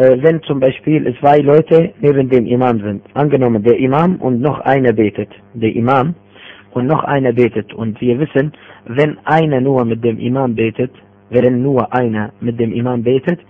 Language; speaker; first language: German; non-native, fluent; Arabic